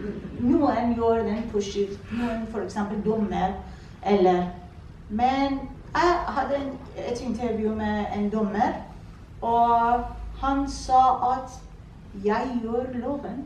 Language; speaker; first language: Norwegian; non-native, fluent; Persian